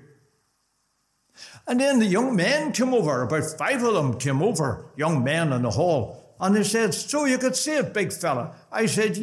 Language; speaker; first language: English; native; English